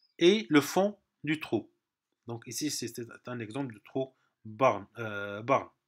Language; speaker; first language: French; non-native, local second language; Arabic